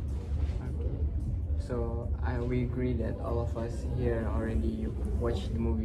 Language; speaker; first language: English; non-native, local second language; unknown